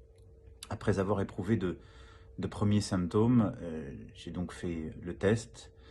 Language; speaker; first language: French; native; French